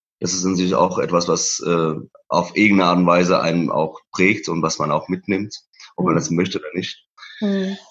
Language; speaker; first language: German; early bilingual, other home language; Persian